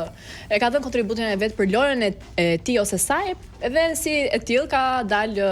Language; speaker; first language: Albanian; native; Albanian